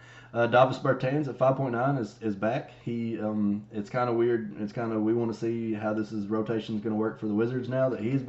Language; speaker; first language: English; native; English